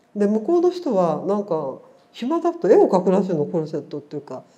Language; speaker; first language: Japanese; native; Japanese